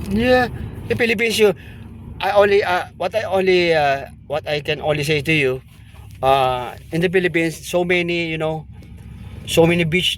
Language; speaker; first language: English; non-native, local second language; Filipino